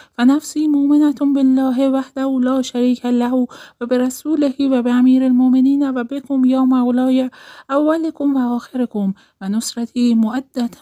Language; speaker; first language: Arabic; non-native, learner; Persian